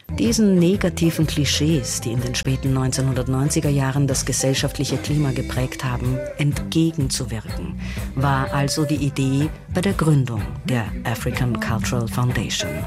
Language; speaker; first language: German; native; German